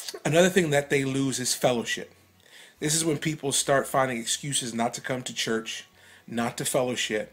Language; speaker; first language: English; native; English